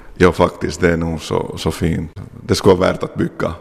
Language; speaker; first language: Swedish; non-native, local second language; Finnish